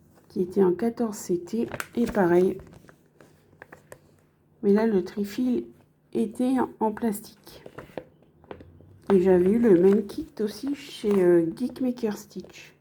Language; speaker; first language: French; native; French